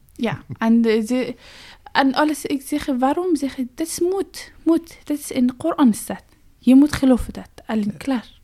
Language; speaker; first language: Dutch; non-native, fluent; Persian